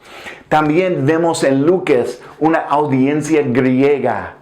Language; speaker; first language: Spanish; non-native, fluent; English